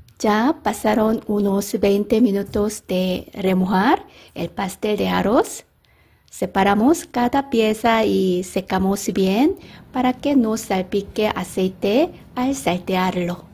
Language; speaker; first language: Spanish; non-native, fluent; Korean